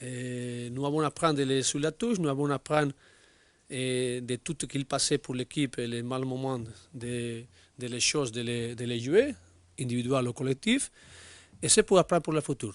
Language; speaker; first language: French; non-native, learner; Spanish